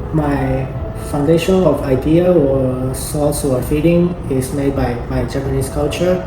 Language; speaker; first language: English; non-native, fluent; Japanese